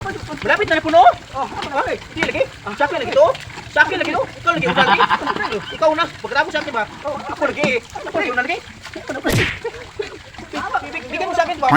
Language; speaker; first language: Filipino; non-native, local second language; Cebuano